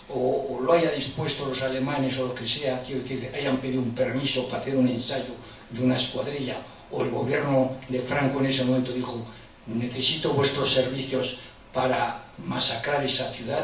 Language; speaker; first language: Spanish; native; Spanish